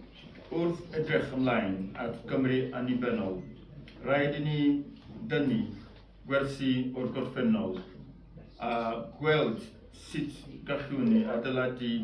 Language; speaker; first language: Welsh; non-native, fluent; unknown